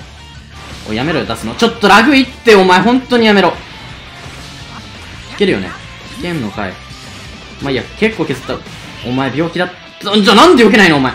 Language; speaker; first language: Japanese; native; Japanese